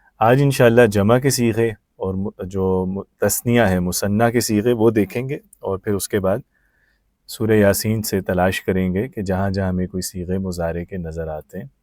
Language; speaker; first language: Urdu; native; Urdu